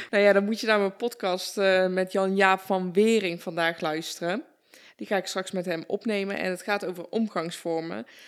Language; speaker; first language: Dutch; early bilingual, other home language; Persian